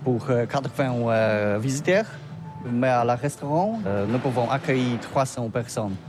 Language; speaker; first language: French; non-native, learner; Polish